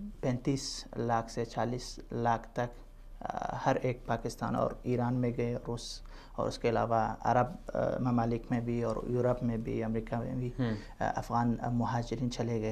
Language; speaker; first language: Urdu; non-native, fluent; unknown